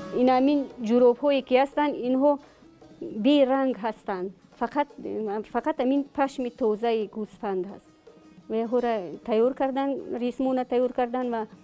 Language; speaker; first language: Tajik; non-native, local second language; Shughni